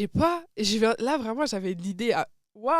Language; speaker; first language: French; native; French